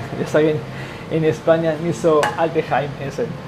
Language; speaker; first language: German; non-native, learner; Spanish